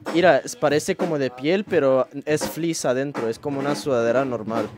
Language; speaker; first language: Spanish; early bilingual, heritage; Spanish